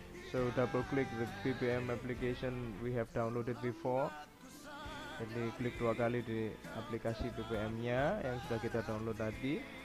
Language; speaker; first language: English; non-native, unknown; Indonesian